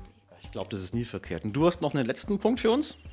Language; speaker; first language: German; native; German